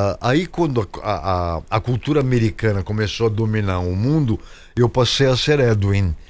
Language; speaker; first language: Portuguese; native; Portuguese